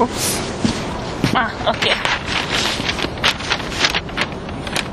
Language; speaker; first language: Russian; non-native, fluent; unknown